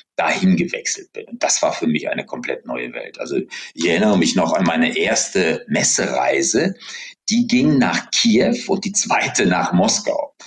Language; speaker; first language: German; native; German